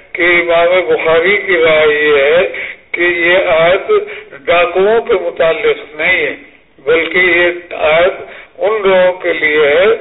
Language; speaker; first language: Urdu; native; Urdu